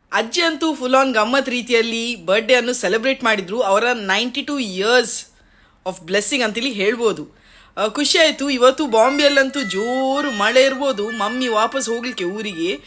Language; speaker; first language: Kannada; native; Kannada